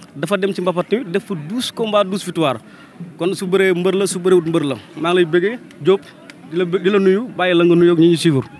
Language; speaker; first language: Wolof; native; Wolof